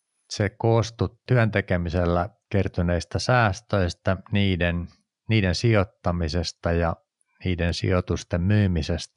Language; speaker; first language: Finnish; native; Finnish